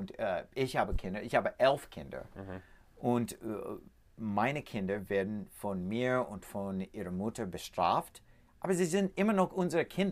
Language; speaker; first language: German; non-native, learner; English